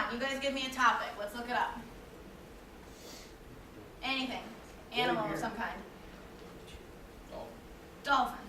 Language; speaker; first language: English; native; English